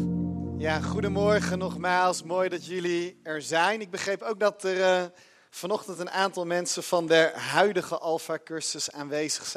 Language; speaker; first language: Dutch; native; Dutch